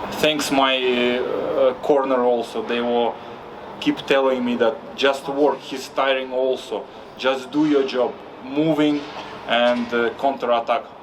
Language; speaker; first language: English; non-native, fluent; Russian